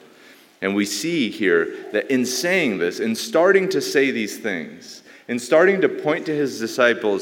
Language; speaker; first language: English; native; English